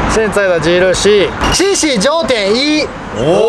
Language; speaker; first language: Chinese; non-native, fluent; Japanese